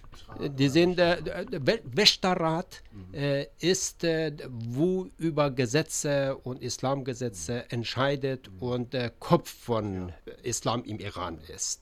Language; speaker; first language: German; non-native, learner; Persian